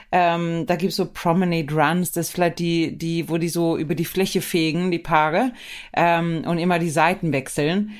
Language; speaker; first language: German; non-native, fluent; Swedish